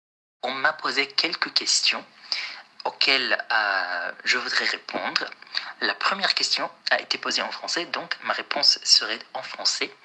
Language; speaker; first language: French; non-native, fluent; Arabic